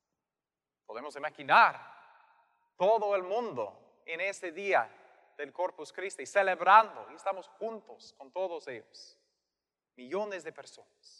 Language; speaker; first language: Spanish; non-native, fluent; English